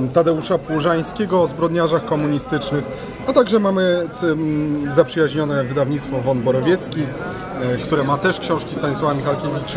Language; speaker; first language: Polish; native; Polish